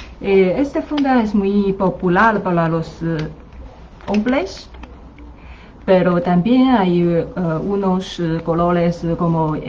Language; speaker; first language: Spanish; non-native, learner; Chinese